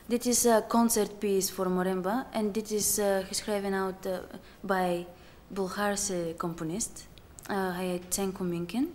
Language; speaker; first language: Dutch; non-native, learner; Bulgarian